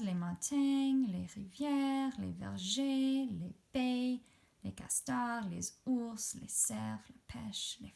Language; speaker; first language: French; non-native, fluent; English